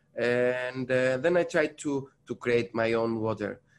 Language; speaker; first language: English; non-native, learner; Greek